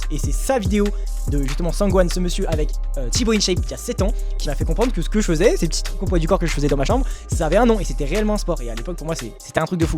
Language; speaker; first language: French; native; French